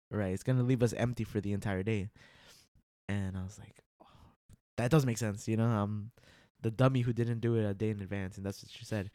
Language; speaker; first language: English; early bilingual, other home language; Spanish